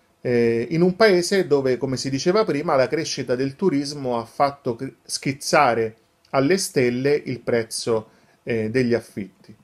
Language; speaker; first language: Italian; native; Italian